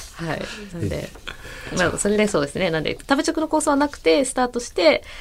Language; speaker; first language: Japanese; native; Japanese